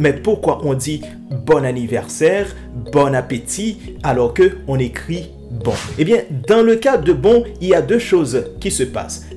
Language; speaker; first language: French; non-native, local second language; Haitian Creole